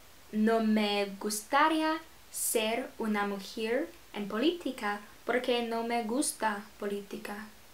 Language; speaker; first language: Spanish; non-native, learner; English